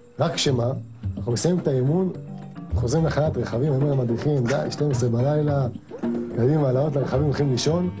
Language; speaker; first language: Hebrew; native; Hebrew